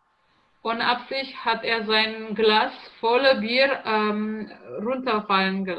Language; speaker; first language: German; non-native, learner; Indonesian